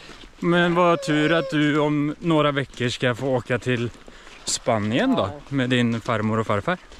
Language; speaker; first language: Swedish; native; Swedish